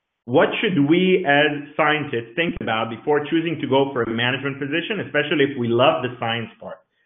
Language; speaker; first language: English; non-native, fluent; Hebrew